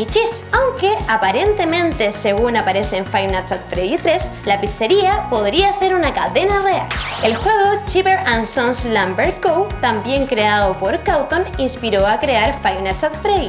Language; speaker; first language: Spanish; native; Spanish